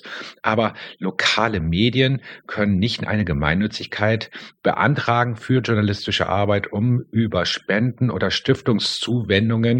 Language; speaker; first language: German; native; German